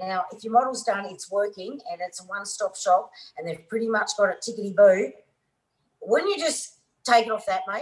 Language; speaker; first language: English; native; English